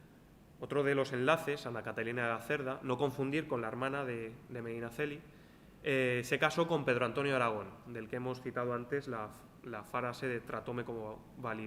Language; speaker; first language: Spanish; native; Spanish